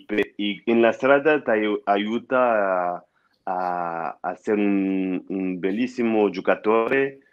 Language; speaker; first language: Italian; non-native, fluent; French